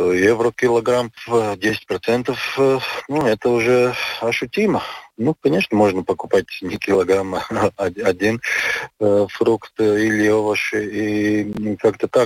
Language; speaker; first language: Russian; non-native, local second language; Latvian